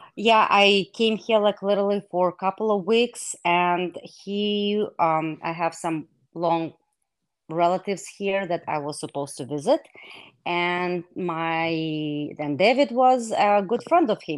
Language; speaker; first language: English; non-native, fluent; Hebrew